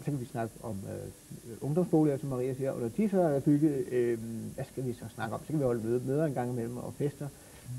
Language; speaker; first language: Danish; native; Danish